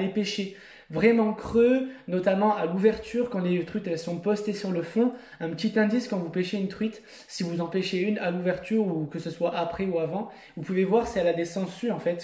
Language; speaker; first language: French; native; French